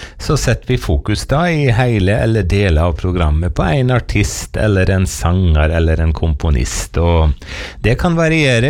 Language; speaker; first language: Norwegian; native; Norwegian